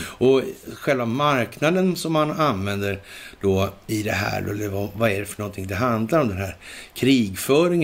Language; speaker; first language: Swedish; native; Swedish